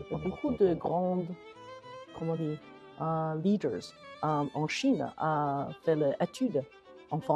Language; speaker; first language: French; non-native, learner; Chinese